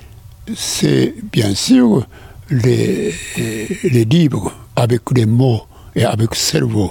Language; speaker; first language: French; non-native, learner; Japanese